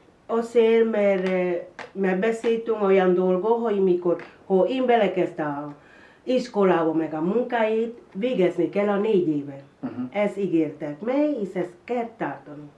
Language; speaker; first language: Hungarian; non-native, learner; Spanish